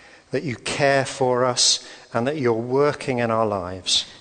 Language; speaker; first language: English; native; English